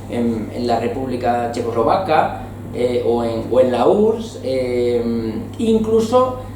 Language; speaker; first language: Spanish; native; Spanish